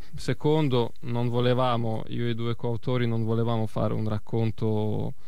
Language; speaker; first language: Italian; early bilingual, other home language; Russian